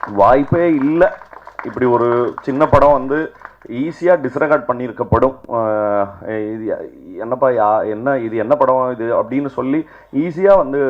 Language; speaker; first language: Tamil; native; Tamil